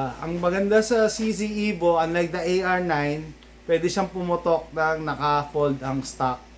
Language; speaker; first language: Filipino; native; Filipino